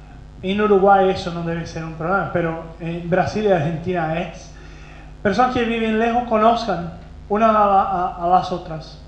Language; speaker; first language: Spanish; non-native, fluent; Portuguese